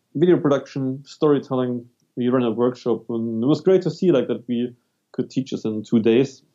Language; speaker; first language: English; non-native, fluent; German